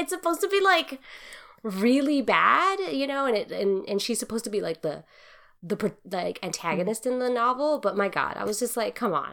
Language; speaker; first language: English; native; English